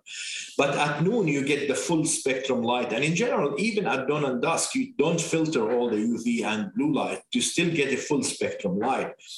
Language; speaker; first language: English; non-native, fluent; Arabic